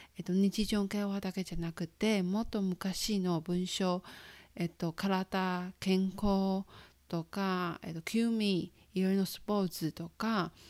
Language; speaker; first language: Japanese; non-native, fluent; Chinese